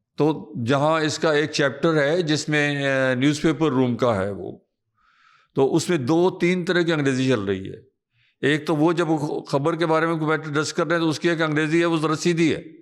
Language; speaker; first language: Urdu; non-native, local second language; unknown